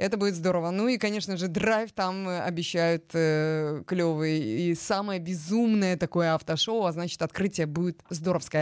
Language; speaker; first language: Russian; native; Russian